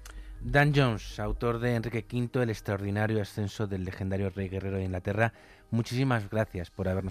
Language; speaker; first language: Spanish; native; Spanish